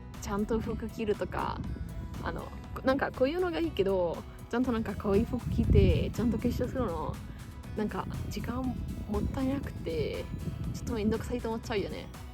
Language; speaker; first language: Japanese; non-native, fluent; Italian